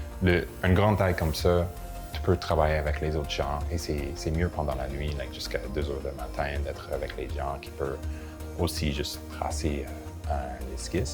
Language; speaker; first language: French; non-native, local second language; English